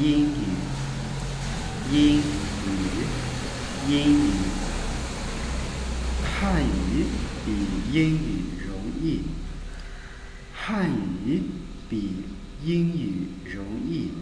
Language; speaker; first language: Chinese; non-native, fluent; Hmong